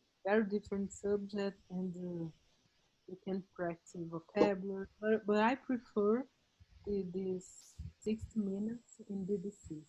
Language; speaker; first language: English; non-native, learner; Portuguese